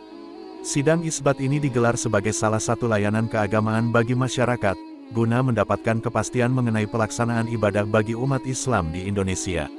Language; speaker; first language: Indonesian; native; Indonesian